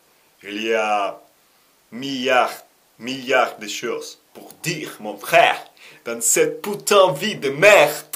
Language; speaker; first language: French; non-native, learner; Russian